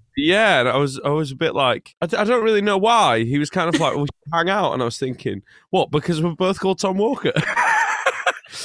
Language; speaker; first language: English; native; English